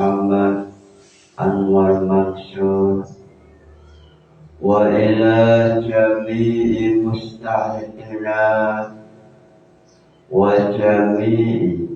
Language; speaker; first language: Arabic; non-native, fluent; Indonesian